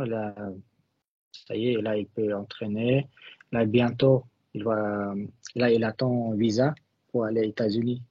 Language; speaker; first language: French; non-native, learner; Russian